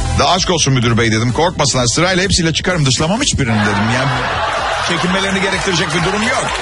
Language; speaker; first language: Turkish; native; Turkish